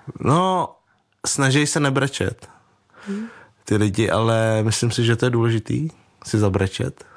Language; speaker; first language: Czech; early bilingual, other home language; Vietnamese